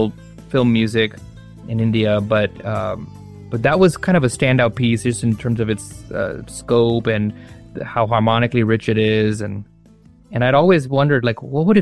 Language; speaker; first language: English; non-native, local second language; Marathi